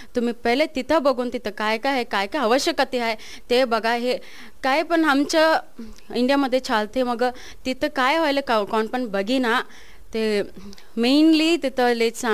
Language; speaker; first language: Marathi; non-native, local second language; Kannada